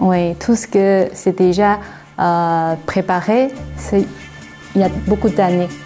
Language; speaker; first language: French; non-native, fluent; Chinese